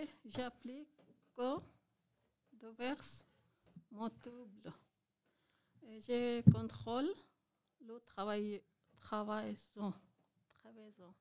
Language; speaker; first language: French; non-native, learner; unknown